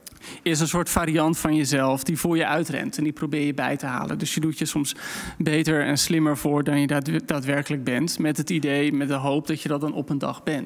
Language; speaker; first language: Dutch; native; Dutch